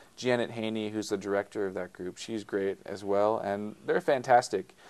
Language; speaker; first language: English; native; English